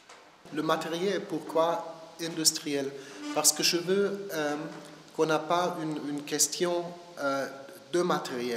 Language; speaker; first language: French; non-native, learner; German